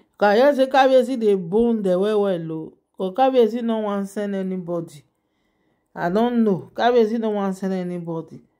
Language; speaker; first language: Nigerian Pidgin; non-native, local second language; Yoruba